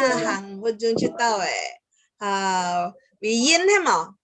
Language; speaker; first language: Chinese; early bilingual, heritage; Chinese